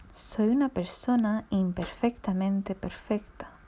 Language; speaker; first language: Spanish; non-native, fluent; Portuguese